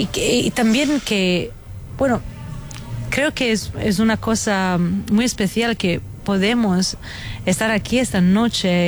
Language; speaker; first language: Spanish; non-native, fluent; Italian